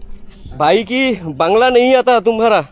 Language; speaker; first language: Hindi; non-native, learner; Bangla